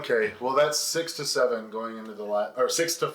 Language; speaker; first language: English; native; English